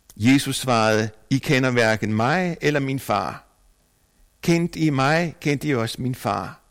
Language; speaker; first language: Danish; native; Danish